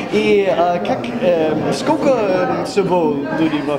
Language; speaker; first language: Russian; non-native, learner; English